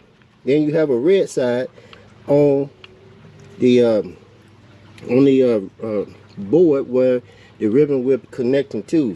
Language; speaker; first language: English; native; English